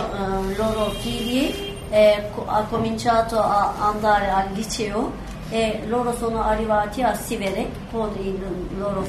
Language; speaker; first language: Italian; non-native, learner; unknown